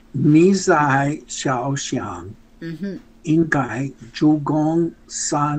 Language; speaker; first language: Chinese; non-native, learner; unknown